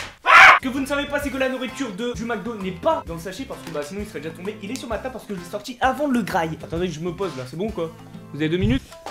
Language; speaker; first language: French; native; French